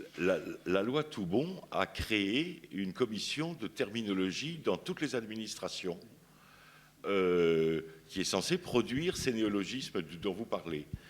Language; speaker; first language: French; native; French